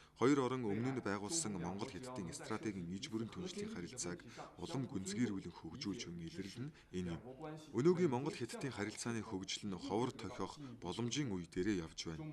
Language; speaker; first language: Mongolian; non-native, fluent; Chinese